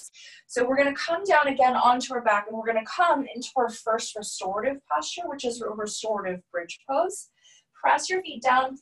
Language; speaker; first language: English; native; English